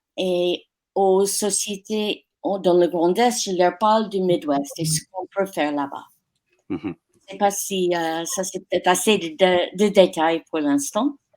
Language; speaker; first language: French; non-native, fluent; English